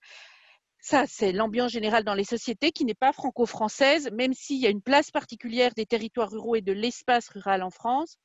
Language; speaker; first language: French; native; French